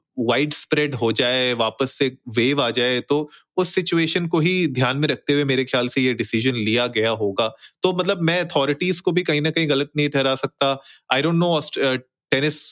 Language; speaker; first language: Hindi; native; Hindi